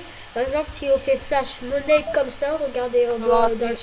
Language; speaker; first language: French; native; French